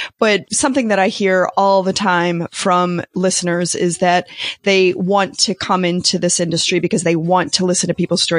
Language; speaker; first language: English; native; English